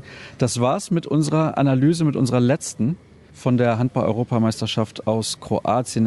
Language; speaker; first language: German; native; German